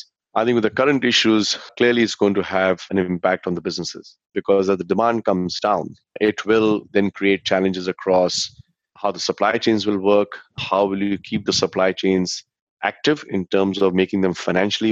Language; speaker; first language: English; non-native, local second language; Hindi